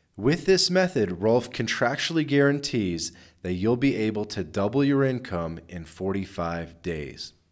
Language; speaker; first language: English; native; English